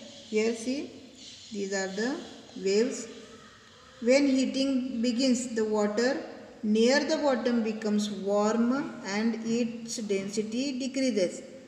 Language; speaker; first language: English; non-native, local second language; Marathi